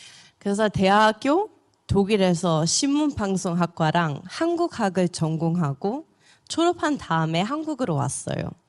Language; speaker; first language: Korean; non-native, fluent; German